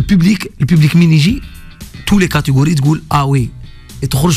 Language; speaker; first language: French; non-native, local second language; Arabic